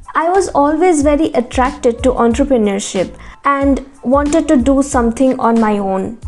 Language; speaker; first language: English; non-native, local second language; Bangla